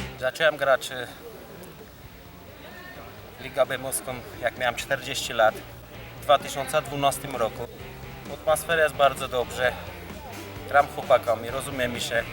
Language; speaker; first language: Polish; non-native, learner; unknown